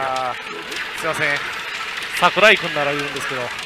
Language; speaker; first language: Japanese; native; Japanese